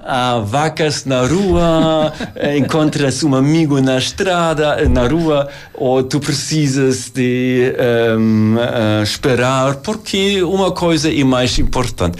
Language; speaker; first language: Portuguese; non-native, learner; German